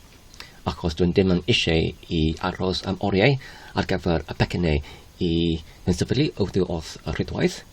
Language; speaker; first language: Welsh; non-native, learner; Polish